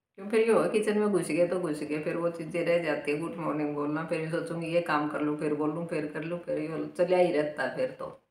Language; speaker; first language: Hindi; native; Hindi